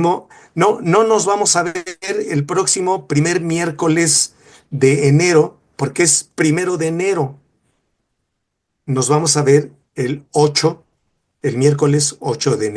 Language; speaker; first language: Spanish; native; Spanish